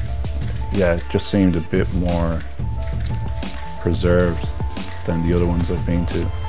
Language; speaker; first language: English; native; English